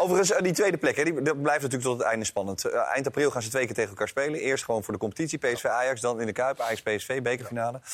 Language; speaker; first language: Dutch; native; Dutch